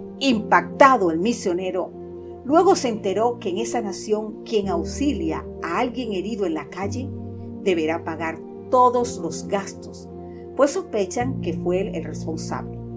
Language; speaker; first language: Spanish; native; Spanish